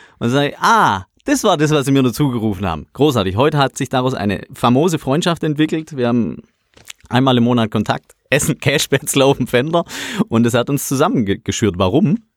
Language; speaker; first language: German; native; German